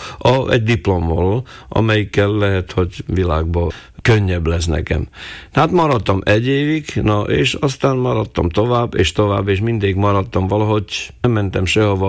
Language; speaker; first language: Hungarian; non-native, local second language; Slovak